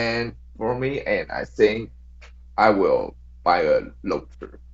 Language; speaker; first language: English; non-native, learner; Chinese